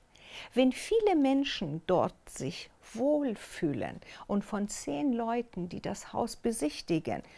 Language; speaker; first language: German; non-native, fluent; Persian